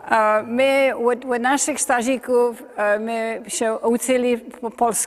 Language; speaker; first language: Polish; early bilingual, heritage; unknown